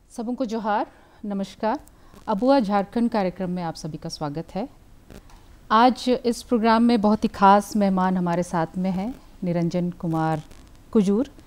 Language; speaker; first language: Hindi; native; Hindi